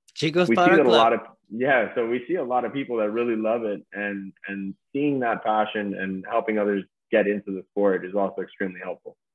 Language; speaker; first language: English; native; English